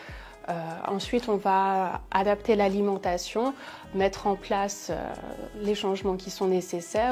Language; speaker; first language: French; native; French